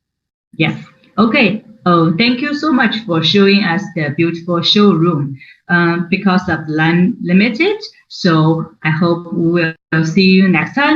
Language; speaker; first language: English; non-native, learner; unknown